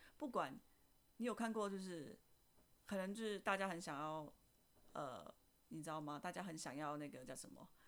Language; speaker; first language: Chinese; non-native, fluent; Indonesian